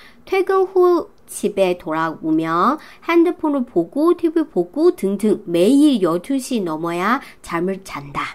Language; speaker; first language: Korean; non-native, fluent; Chinese